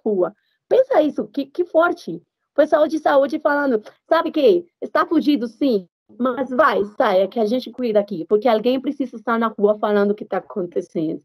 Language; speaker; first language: Portuguese; non-native, fluent; Spanish